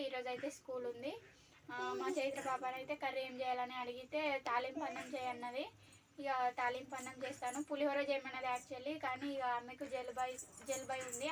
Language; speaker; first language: Telugu; non-native, local second language; Marathi